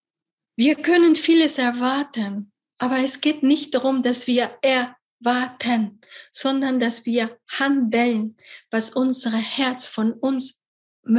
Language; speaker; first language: German; non-native, fluent; Spanish